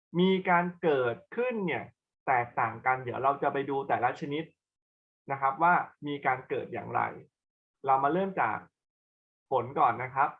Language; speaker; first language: Thai; native; Thai